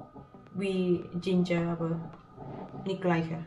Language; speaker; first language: German; non-native, learner; Thai